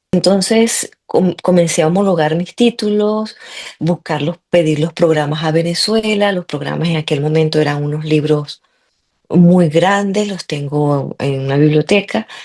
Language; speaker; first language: Spanish; native; Spanish